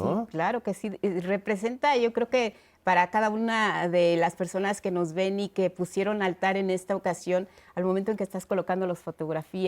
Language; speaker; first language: Spanish; native; Spanish